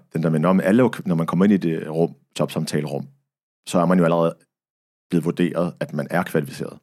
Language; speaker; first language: Danish; early bilingual, other home language; Arabic